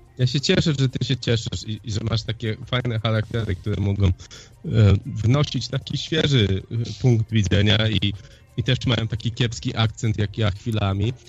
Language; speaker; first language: Polish; early bilingual, heritage; Polish